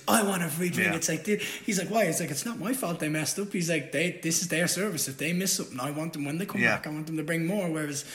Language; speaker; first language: English; native; English